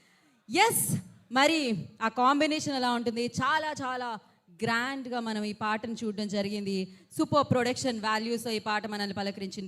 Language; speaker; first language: Telugu; native; Telugu